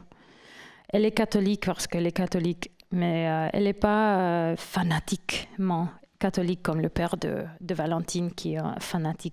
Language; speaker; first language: French; non-native, fluent; English